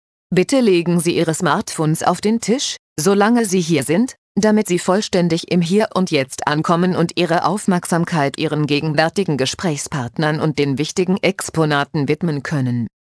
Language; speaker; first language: German; native; German